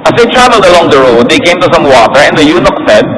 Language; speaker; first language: English; non-native, local second language; Filipino